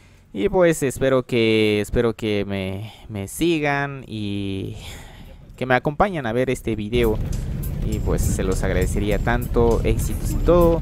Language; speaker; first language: Spanish; native; Spanish